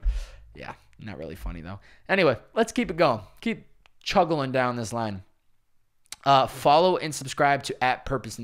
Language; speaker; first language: English; native; English